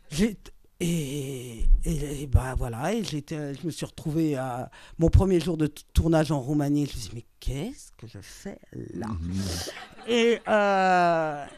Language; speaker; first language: French; native; French